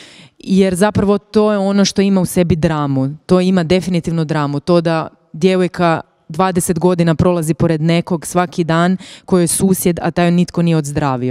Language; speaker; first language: Croatian; native; Croatian